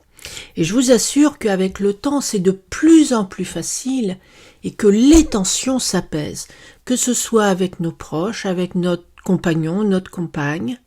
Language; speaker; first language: French; native; French